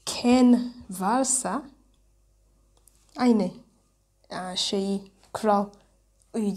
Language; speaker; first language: Turkish; non-native, learner; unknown